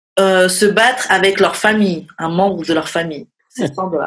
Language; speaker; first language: French; native; French